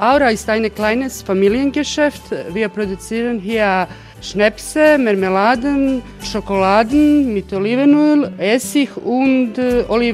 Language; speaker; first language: German; non-native, fluent; Croatian